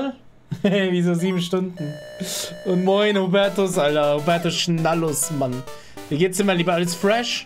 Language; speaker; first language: German; native; German